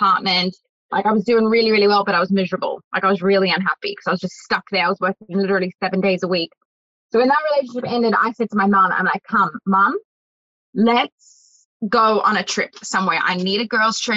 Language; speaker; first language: English; native; English